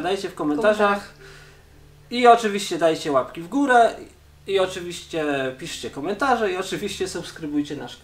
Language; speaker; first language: Polish; native; Polish